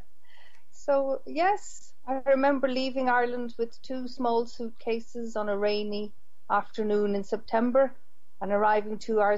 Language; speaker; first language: English; native; English